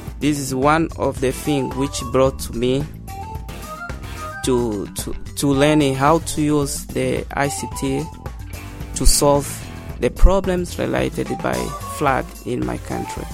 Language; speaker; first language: English; non-native, learner; Portuguese